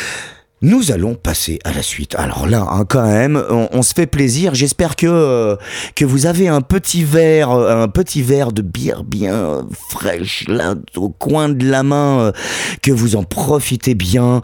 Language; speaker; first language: French; native; French